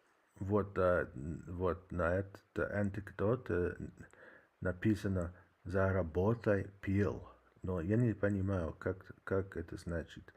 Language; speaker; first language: Russian; non-native, learner; English